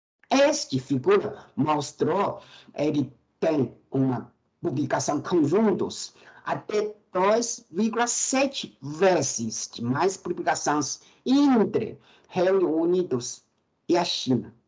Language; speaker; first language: Portuguese; non-native, fluent; Chinese